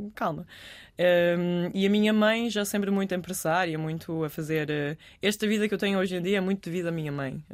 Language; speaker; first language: Portuguese; early bilingual, other home language; Danish